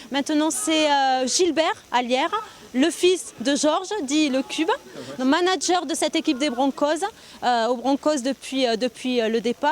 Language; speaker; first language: French; native; French